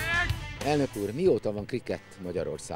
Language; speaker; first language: Hungarian; native; Hungarian